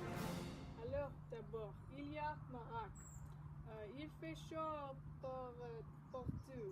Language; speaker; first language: French; non-native, learner; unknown